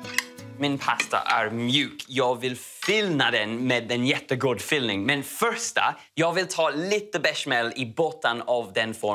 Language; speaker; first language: Swedish; non-native, learner; English